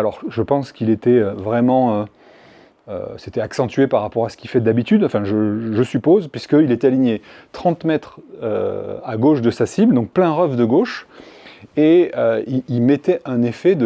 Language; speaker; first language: French; native; French